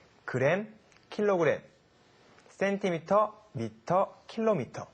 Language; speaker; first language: Korean; native; Korean